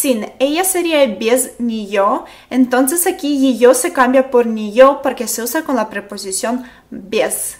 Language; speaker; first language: Spanish; non-native, fluent; Russian